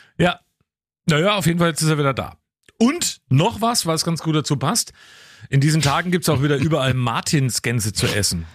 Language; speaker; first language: German; native; German